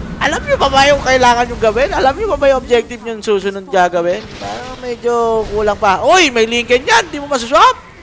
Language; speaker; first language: Filipino; native; Filipino